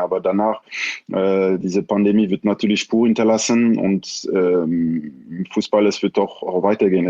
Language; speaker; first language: German; non-native, fluent; French